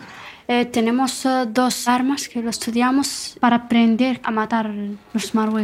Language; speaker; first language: Spanish; non-native, fluent; Arabic